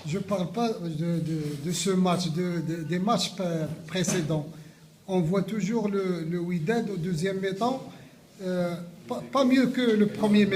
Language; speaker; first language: French; non-native, local second language; Arabic